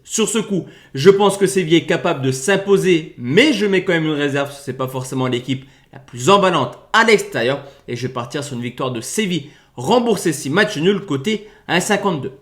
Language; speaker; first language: French; native; French